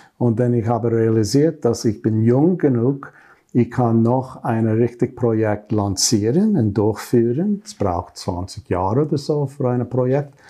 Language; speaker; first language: German; non-native, learner; English